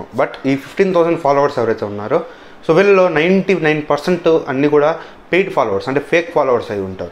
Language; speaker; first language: Telugu; native; Telugu